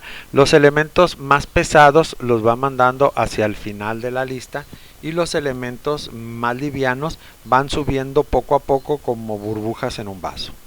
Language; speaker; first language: Spanish; native; Spanish